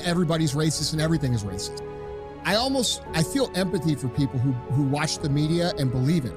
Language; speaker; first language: English; native; English